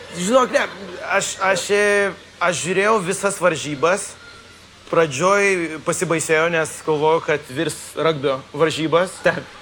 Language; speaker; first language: Lithuanian; early bilingual, heritage; Lithuanian